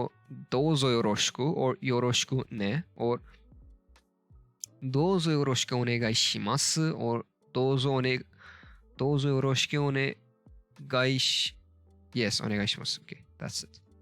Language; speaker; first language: Japanese; non-native, learner; Turkish